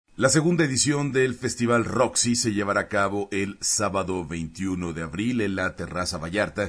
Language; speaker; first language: Spanish; native; Spanish